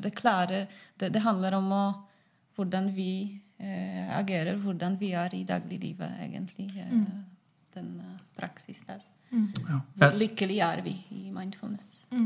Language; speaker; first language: Norwegian; non-native, fluent; Polish